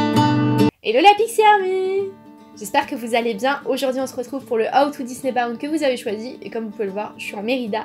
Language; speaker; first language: French; native; French